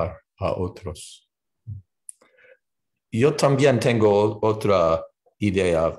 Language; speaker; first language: Spanish; non-native, learner; English